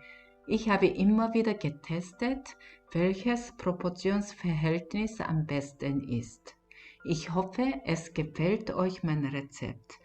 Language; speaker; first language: German; non-native, fluent; Korean